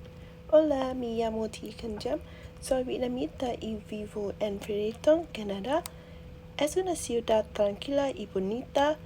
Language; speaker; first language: Spanish; non-native, learner; Vietnamese